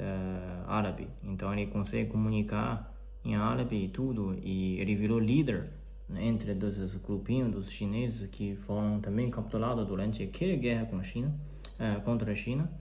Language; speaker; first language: Portuguese; non-native, learner; Chinese